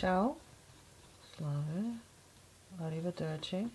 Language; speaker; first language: Italian; non-native, learner; English